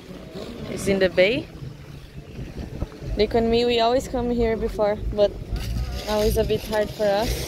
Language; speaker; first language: English; non-native, learner; Portuguese